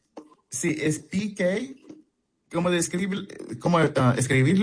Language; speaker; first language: Spanish; early bilingual, heritage; English